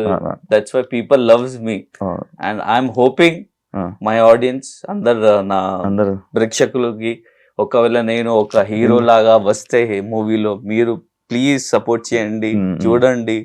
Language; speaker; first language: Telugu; non-native, learner; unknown